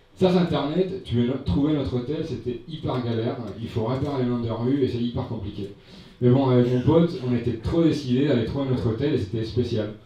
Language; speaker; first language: French; non-native, fluent; Spanish